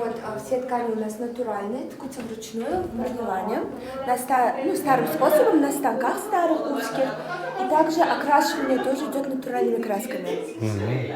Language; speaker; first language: Russian; native; Russian